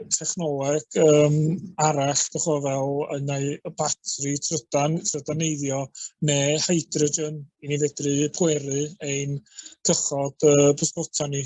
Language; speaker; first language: Welsh; native; Welsh